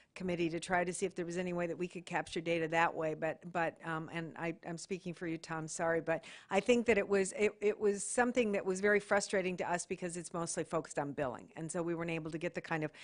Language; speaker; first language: English; native; English